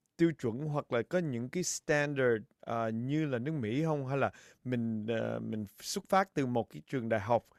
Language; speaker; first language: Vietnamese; early bilingual, heritage; Vietnamese